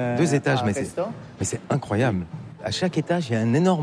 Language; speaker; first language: French; native; French